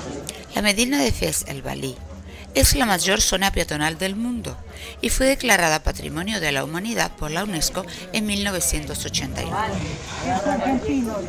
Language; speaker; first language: Spanish; native; Spanish